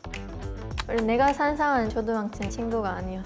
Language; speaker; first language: Korean; non-native, fluent; Japanese